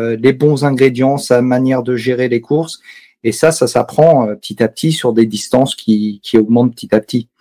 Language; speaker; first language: French; native; French